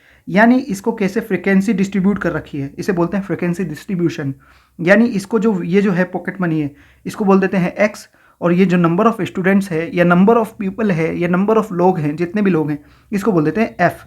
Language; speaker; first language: Hindi; native; Hindi